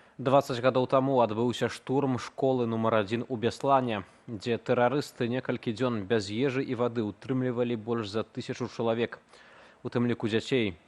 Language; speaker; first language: Belarusian; native; Belarusian